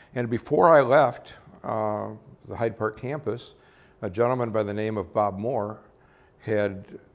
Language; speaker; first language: English; native; English